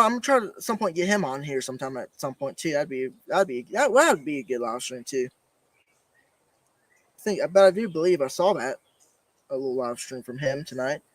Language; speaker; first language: English; native; English